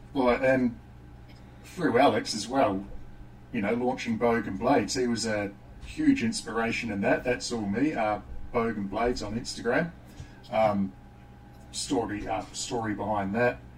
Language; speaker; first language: English; native; English